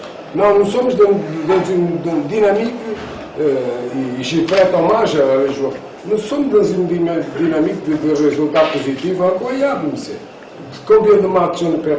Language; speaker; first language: French; non-native, fluent; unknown